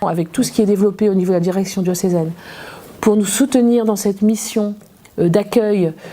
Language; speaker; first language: French; native; French